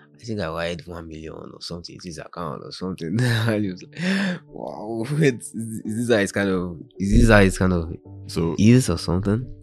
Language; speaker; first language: English; non-native, local second language; Yoruba